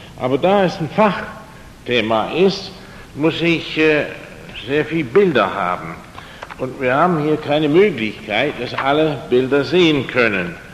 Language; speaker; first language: German; non-native, fluent; English